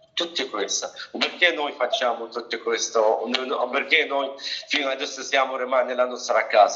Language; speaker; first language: Italian; non-native, learner; Arabic